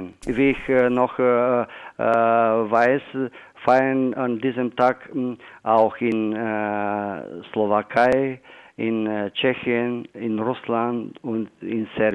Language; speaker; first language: German; non-native, fluent; Bulgarian